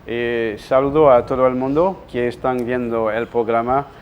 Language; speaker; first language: Spanish; non-native, local second language; Haitian Creole